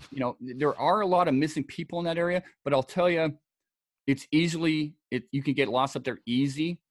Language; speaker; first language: English; native; English